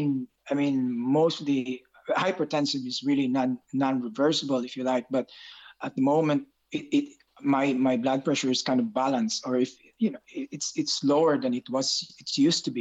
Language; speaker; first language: English; non-native, local second language; Hiligaynon